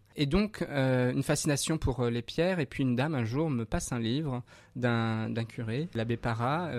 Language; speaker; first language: French; native; French